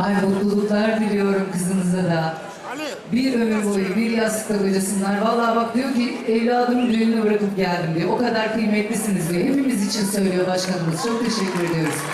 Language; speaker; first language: Turkish; native; Turkish